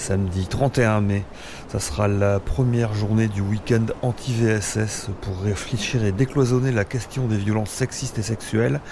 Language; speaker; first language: French; native; French